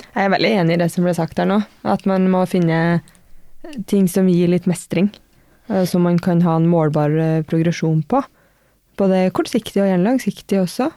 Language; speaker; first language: Norwegian; native; Norwegian